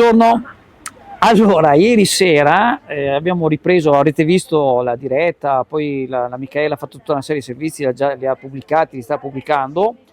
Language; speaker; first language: Italian; native; Italian